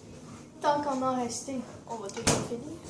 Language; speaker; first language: French; native; French